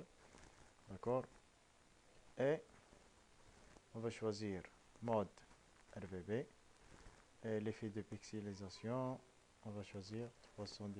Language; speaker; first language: French; non-native, local second language; Arabic